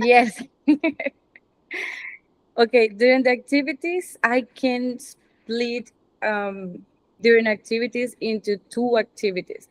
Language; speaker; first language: English; non-native, fluent; Spanish